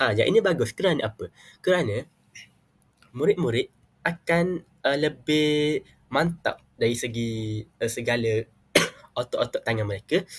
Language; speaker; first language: Malay; native; Malay